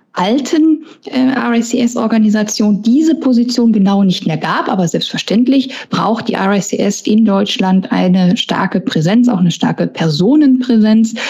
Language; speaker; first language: German; native; German